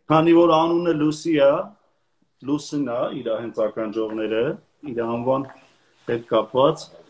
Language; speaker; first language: Armenian; native; Armenian